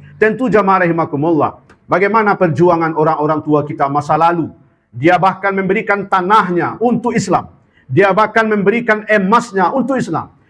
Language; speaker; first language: Malay; non-native, local second language; Minangkabau